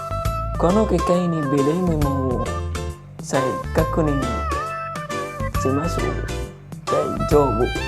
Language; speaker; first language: Japanese; non-native, learner; Indonesian